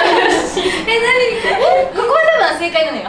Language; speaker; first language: Japanese; native; Japanese